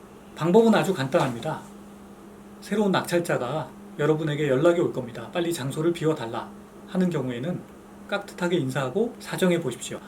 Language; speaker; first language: Korean; native; Korean